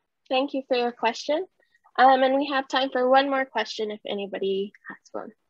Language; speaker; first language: English; early bilingual, other home language; Spanish